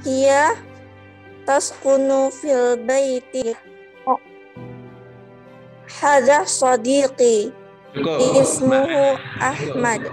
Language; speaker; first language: Arabic; non-native, learner; Indonesian